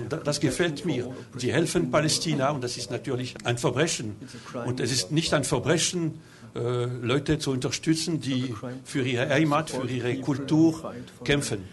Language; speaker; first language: German; non-native, local second language; French